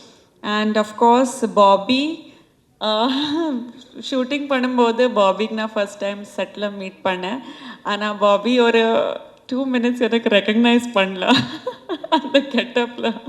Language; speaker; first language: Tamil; non-native, fluent; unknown